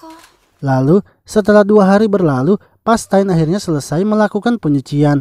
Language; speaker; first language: Indonesian; native; Indonesian